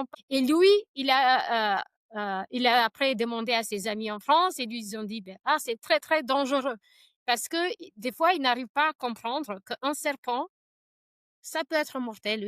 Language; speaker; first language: French; non-native, fluent; Albanian